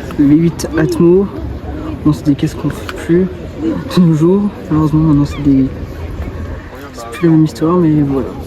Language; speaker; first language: French; native; French